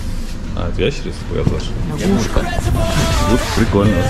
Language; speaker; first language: Russian; native; Russian